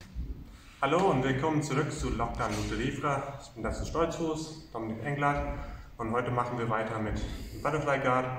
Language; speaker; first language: German; non-native, fluent; English